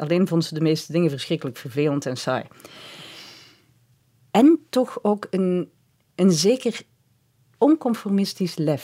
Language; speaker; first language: Dutch; native; Dutch